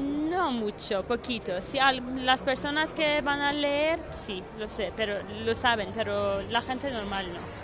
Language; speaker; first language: Spanish; non-native, learner; Persian